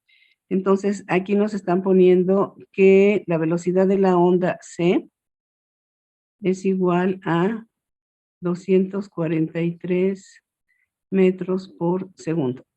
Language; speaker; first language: Spanish; native; Spanish